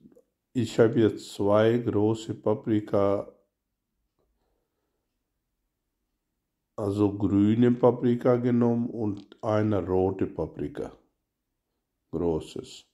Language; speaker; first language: German; non-native, learner; Urdu